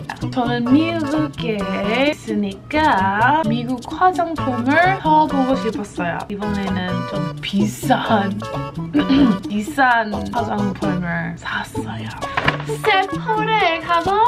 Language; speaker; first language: Korean; non-native, learner; English